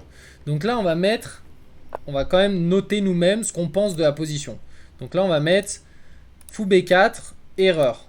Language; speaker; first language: French; native; French